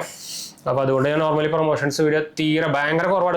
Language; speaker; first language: Malayalam; native; Malayalam